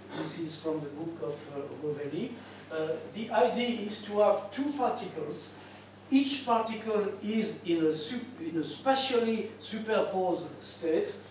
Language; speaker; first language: English; non-native, fluent; French